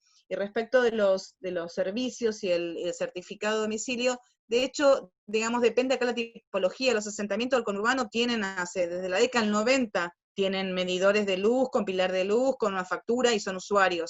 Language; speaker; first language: Spanish; native; Spanish